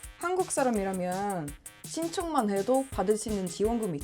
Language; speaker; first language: Korean; non-native, fluent; Swedish